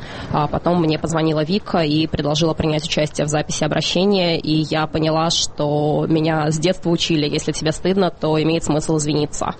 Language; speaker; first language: Russian; native; Russian